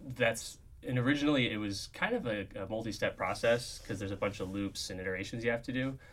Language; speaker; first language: English; native; English